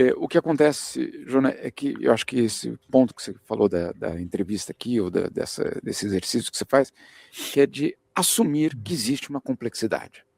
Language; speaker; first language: Portuguese; early bilingual, other home language; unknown